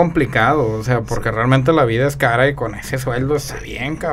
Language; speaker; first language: Spanish; native; Spanish